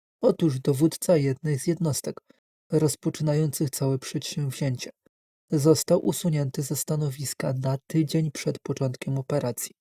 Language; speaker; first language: Polish; native; Polish